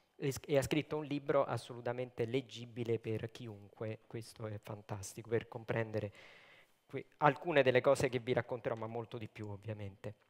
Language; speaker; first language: Italian; native; Italian